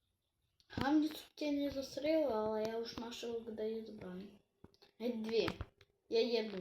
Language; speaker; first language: Czech; non-native, learner; Ukrainian